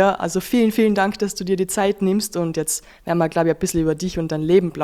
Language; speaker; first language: German; native; German